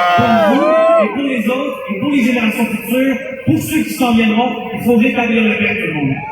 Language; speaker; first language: French; native; French